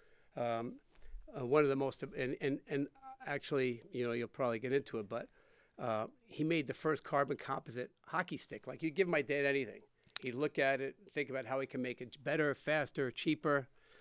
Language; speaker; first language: English; native; English